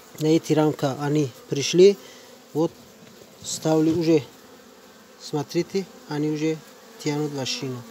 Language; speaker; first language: Russian; non-native, learner; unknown